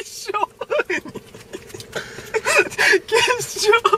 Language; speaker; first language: Japanese; native; Japanese